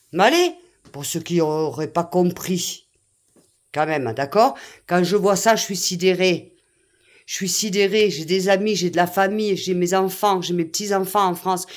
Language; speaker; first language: French; native; French